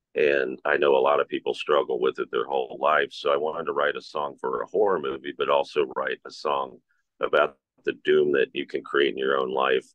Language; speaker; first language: English; native; English